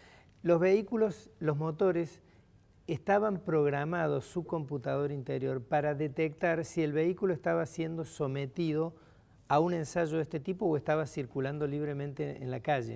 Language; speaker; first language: Spanish; native; Spanish